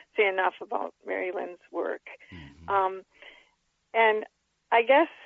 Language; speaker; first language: English; native; English